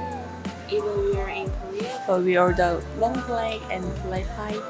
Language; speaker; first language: English; non-native, learner; Korean